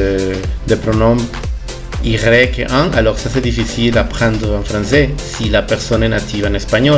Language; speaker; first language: French; non-native, fluent; Spanish